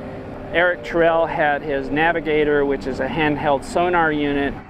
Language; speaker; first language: English; native; English